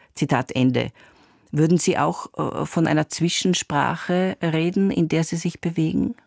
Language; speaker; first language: German; native; German